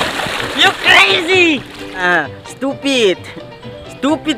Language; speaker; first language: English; non-native, learner; Indonesian